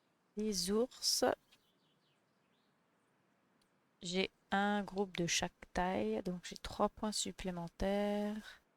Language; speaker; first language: French; native; French